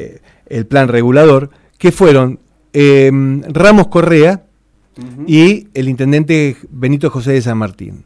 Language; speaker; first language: Spanish; native; Spanish